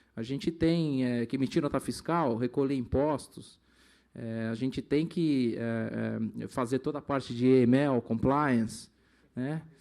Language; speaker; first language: Portuguese; native; Portuguese